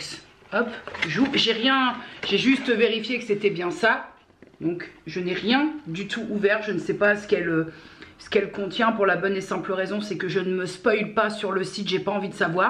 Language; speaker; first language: French; native; French